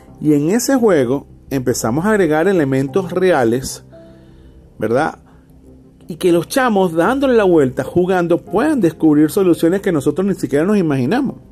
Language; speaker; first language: Spanish; native; Spanish